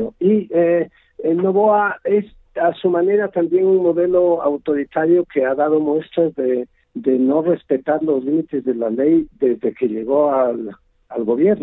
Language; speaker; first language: Spanish; native; Spanish